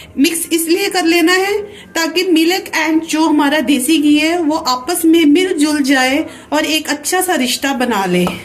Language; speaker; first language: Hindi; non-native, local second language; Punjabi